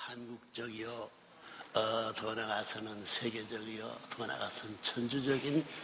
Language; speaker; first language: Korean; native; Korean